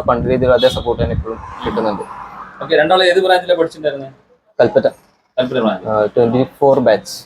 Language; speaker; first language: Malayalam; native; Malayalam